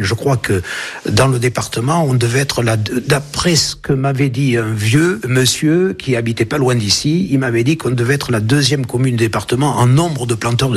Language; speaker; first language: French; native; French